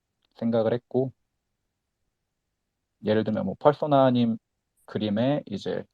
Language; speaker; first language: Korean; native; Korean